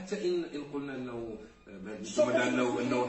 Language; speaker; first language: Arabic; native; Arabic